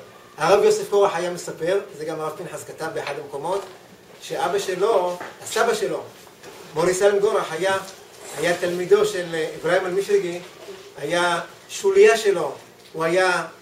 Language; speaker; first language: Hebrew; native; Hebrew